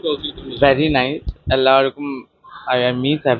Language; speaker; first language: Malayalam; non-native, learner; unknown